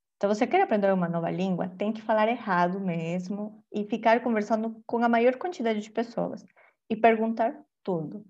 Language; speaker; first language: Portuguese; non-native, fluent; Spanish